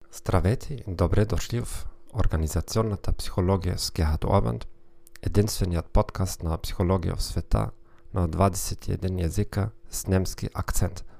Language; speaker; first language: Bulgarian; non-native, learner; German